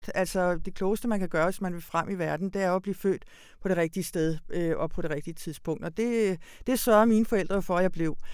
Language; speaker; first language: Danish; early bilingual, other home language; Hungarian